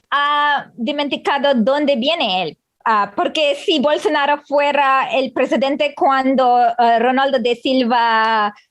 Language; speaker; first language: Spanish; non-native, learner; English